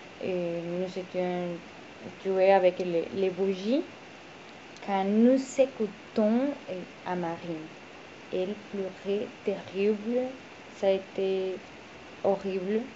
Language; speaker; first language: French; non-native, learner; Spanish